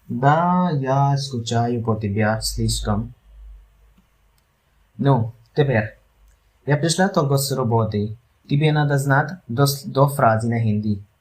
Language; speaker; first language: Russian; non-native, learner; Hindi